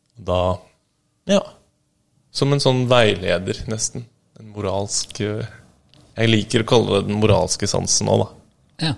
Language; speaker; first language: Norwegian; native; Norwegian